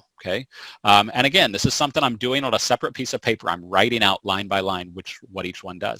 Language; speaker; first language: English; native; English